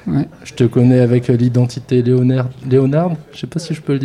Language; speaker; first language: French; native; French